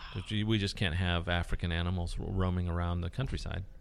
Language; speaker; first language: English; early bilingual, other home language; Spanish